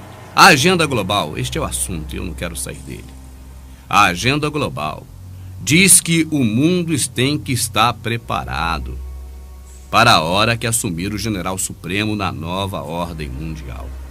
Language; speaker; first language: Portuguese; native; Portuguese